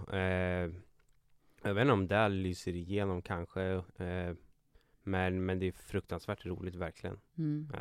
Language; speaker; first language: Swedish; native; Swedish